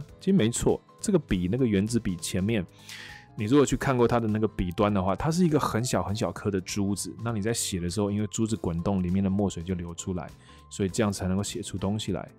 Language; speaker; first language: Chinese; native; Chinese